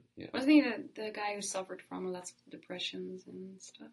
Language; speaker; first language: English; non-native, fluent; Dutch